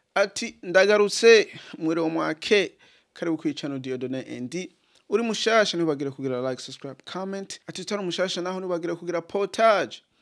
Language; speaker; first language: Rundi; native; Rundi